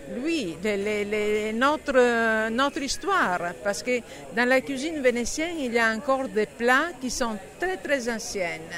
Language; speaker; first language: French; non-native, learner; Italian